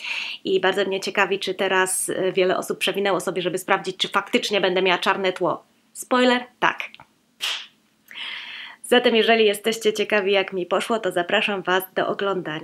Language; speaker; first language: Polish; native; Polish